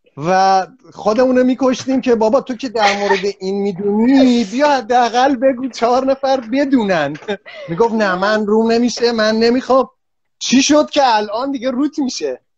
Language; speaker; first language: Persian; native; Persian